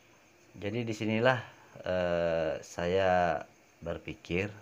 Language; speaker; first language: Indonesian; native; Indonesian